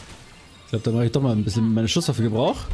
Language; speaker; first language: German; native; German